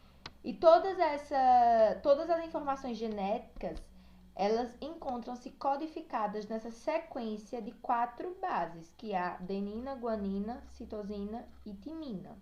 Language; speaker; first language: Portuguese; native; Portuguese